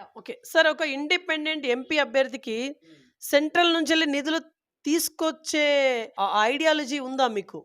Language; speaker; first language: Telugu; native; Telugu